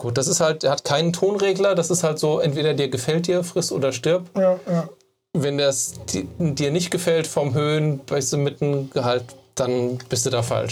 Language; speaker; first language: German; native; German